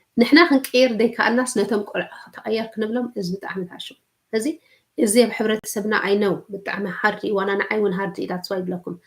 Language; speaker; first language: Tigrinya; early bilingual, heritage; Tigrinya